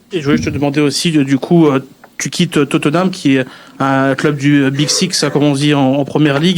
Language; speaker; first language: French; native; French